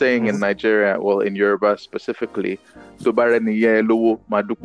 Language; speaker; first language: English; non-native, local second language; Yoruba